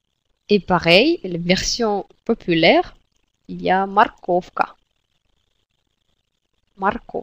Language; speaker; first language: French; non-native, fluent; Russian